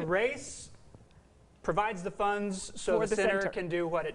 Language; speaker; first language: English; native; English